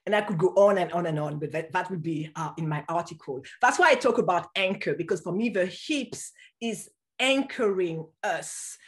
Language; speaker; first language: English; non-native, fluent; French